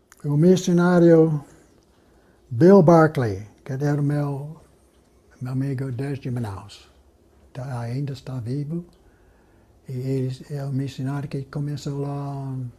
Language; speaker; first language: Portuguese; non-native, fluent; English